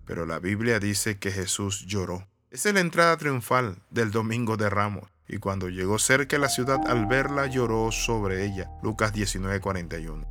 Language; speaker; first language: Spanish; native; Spanish